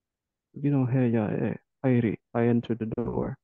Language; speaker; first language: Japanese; non-native, learner; English